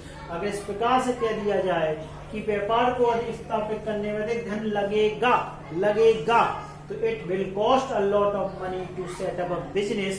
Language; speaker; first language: Hindi; native; Hindi